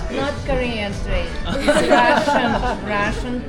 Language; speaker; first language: English; non-native, learner; Russian